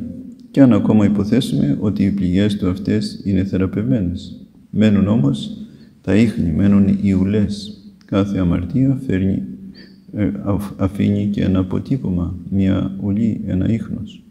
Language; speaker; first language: Greek; native; Greek